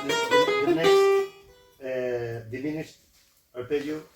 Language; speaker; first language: English; non-native, learner; Spanish